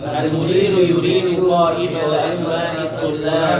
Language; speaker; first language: Arabic; non-native, learner; Indonesian